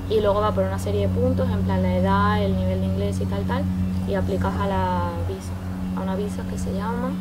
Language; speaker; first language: Spanish; native; Spanish